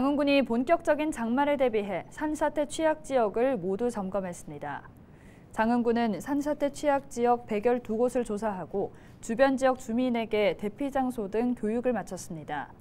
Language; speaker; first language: Korean; native; Korean